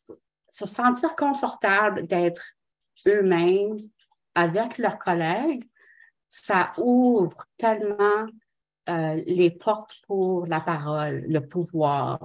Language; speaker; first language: French; non-native, local second language; English